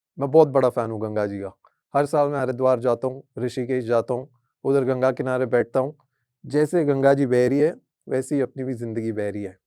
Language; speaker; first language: Hindi; native; Hindi